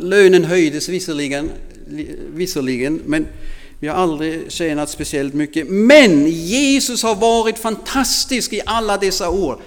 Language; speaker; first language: Swedish; non-native, fluent; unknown